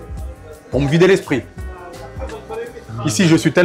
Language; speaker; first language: French; native; French